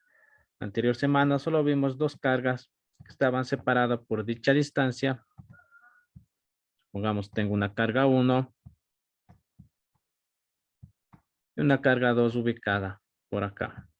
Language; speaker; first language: Spanish; native; Spanish